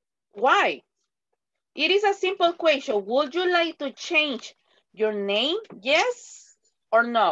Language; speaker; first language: English; non-native, fluent; Spanish